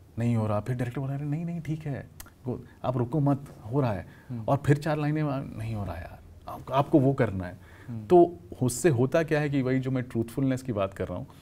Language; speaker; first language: Hindi; native; Hindi